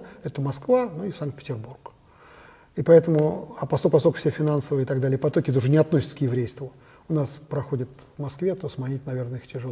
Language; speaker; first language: Russian; native; Russian